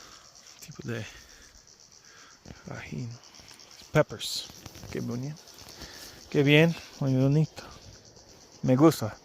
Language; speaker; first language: Spanish; non-native, learner; English